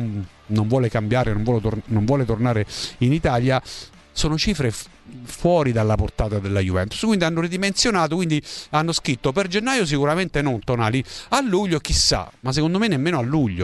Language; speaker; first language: Italian; native; Italian